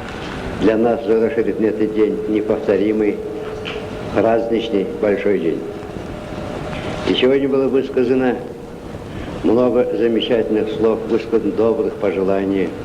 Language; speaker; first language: Russian; non-native, local second language; Kazakh